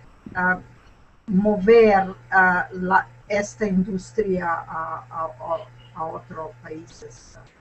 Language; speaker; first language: Spanish; non-native, learner; English